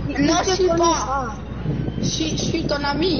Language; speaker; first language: French; non-native, local second language; English